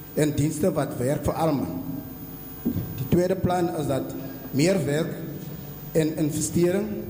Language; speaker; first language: Afrikaans; non-native, local second language; Xhosa